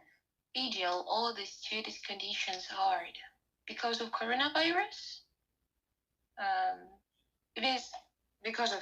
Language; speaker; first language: English; non-native, learner; French